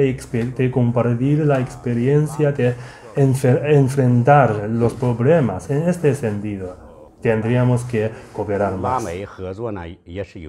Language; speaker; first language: Spanish; non-native, fluent; Chinese